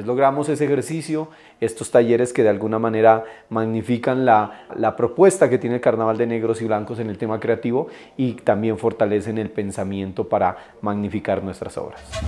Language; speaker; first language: Spanish; native; Spanish